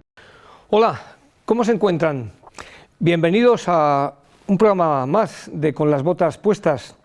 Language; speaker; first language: Spanish; native; Spanish